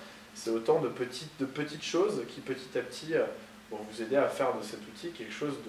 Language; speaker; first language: French; native; French